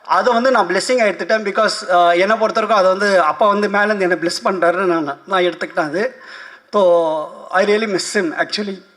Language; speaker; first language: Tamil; non-native, local second language; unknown